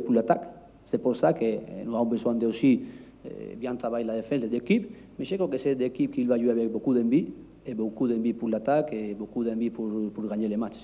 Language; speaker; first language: French; non-native, learner; Spanish